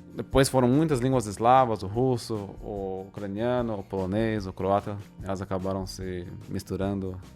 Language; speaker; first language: Portuguese; native; Portuguese